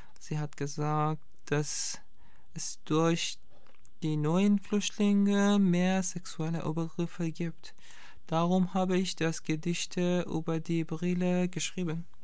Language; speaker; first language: German; non-native, fluent; Persian